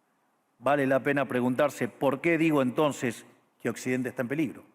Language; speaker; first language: Spanish; native; Spanish